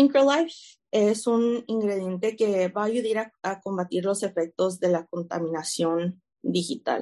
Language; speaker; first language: Spanish; early bilingual, heritage; Spanish